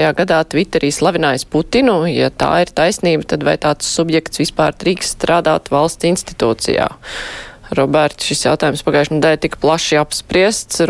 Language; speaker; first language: Latvian; native; Latvian